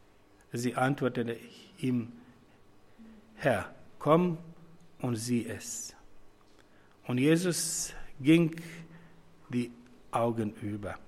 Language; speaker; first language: German; non-native, fluent; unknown